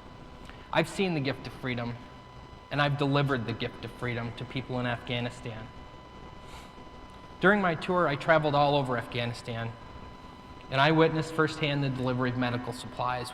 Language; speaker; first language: English; native; English